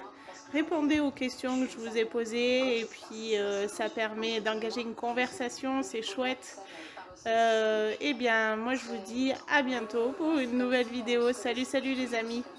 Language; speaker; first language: French; native; French